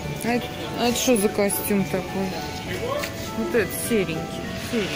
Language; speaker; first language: Russian; native; Russian